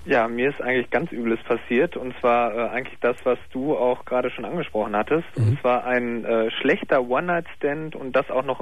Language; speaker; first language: German; native; German